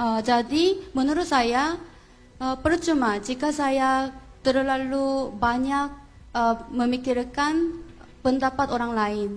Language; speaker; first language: Indonesian; non-native, fluent; Korean